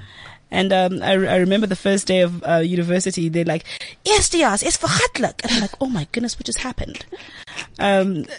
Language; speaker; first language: English; non-native, local second language; Zulu